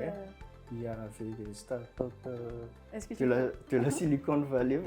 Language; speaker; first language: French; non-native, local second language; Malagasy